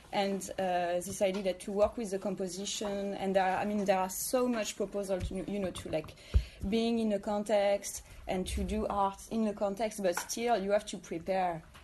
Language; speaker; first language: English; non-native, fluent; French